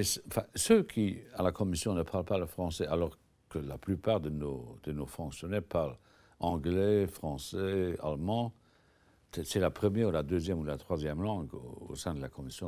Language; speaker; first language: French; non-native, local second language; Luxembourgish